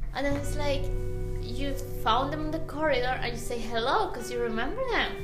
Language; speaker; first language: English; non-native, fluent; Spanish